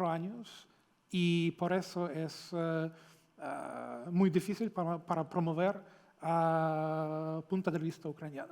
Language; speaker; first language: Spanish; non-native, fluent; Ukrainian